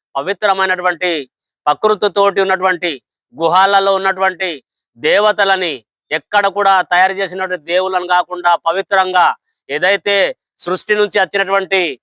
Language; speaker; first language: Telugu; non-native, local second language; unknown